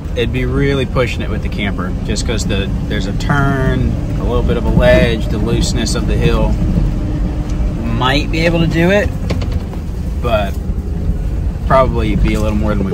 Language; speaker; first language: English; native; English